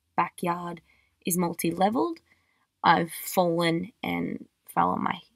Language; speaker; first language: English; native; English